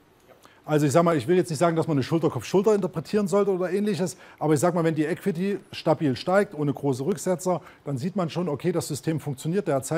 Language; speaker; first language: German; native; German